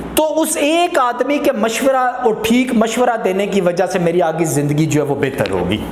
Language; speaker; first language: Urdu; non-native, local second language; Punjabi